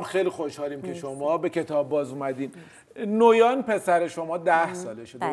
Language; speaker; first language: Persian; native; Persian